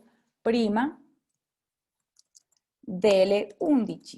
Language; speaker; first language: Italian; non-native, fluent; Spanish